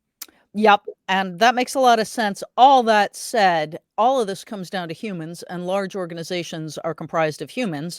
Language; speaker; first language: English; native; English